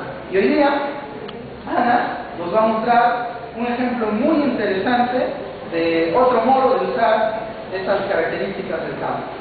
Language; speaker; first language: Spanish; native; Spanish